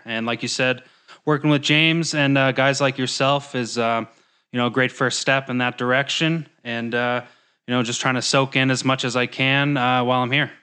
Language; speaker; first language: English; native; English